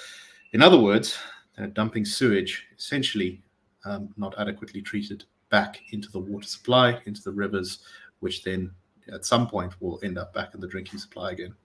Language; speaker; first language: English; native; English